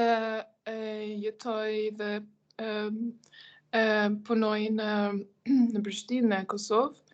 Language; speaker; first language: Albanian; non-native, learner; Norwegian